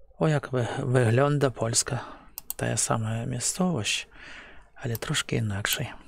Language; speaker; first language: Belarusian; native; Belarusian